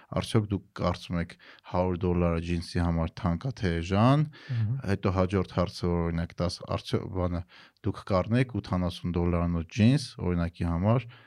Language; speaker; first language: Armenian; native; Armenian